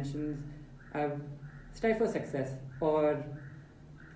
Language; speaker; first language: English; non-native, local second language; Hindi